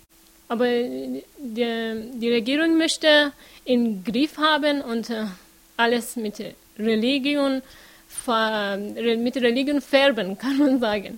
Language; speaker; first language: German; non-native, learner; Persian